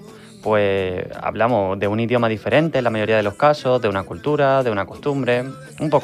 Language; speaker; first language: Spanish; native; Spanish